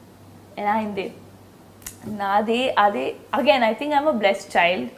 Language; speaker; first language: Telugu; non-native, fluent; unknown